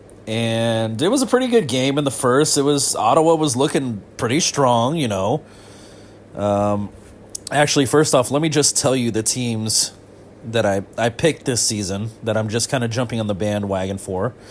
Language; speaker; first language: English; native; English